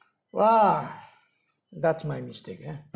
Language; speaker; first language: English; non-native, learner; Japanese